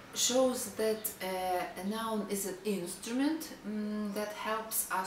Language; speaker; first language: English; non-native, fluent; Russian